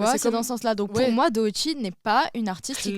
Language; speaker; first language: French; native; French